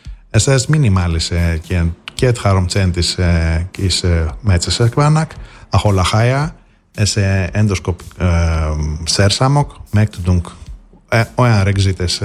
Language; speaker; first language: Hungarian; non-native, fluent; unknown